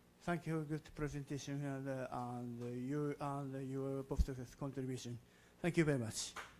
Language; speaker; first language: English; non-native, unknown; Japanese